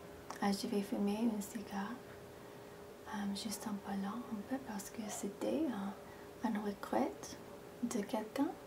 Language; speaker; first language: French; non-native, fluent; English